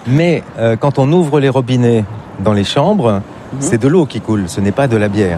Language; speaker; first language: French; native; French